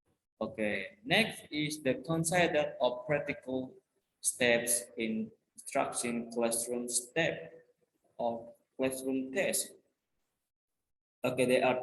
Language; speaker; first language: English; non-native, learner; Indonesian